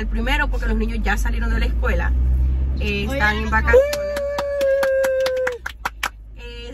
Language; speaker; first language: Spanish; native; Spanish